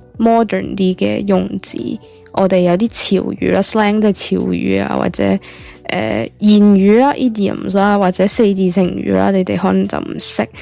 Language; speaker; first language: Cantonese; native; Cantonese